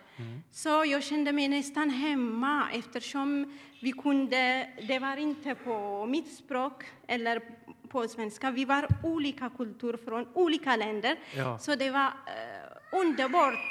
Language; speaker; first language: Swedish; non-native, learner; Tigrinya